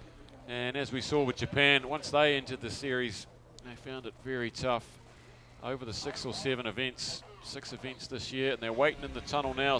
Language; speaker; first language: English; native; English